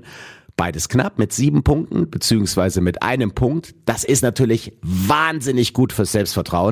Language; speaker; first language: German; native; German